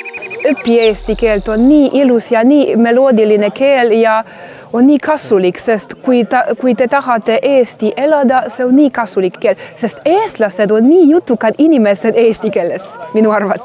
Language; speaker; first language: Estonian; non-native, learner; Croatian